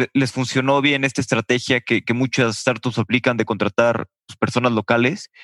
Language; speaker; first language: Spanish; native; Spanish